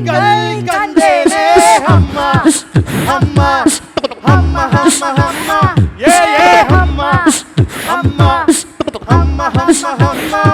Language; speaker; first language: Tamil; native; Tamil